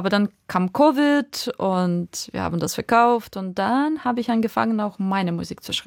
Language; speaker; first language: German; non-native, fluent; Ukrainian